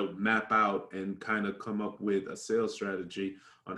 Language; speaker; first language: English; native; English